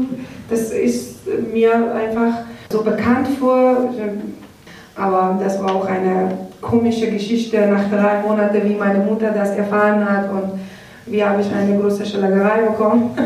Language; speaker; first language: German; non-native, learner; Persian